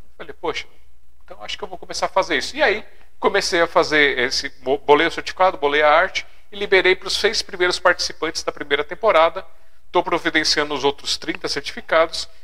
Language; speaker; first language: Portuguese; native; Portuguese